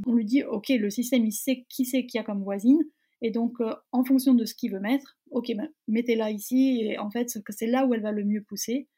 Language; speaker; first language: French; native; French